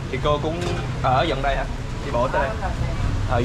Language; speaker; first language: Vietnamese; early bilingual, heritage; English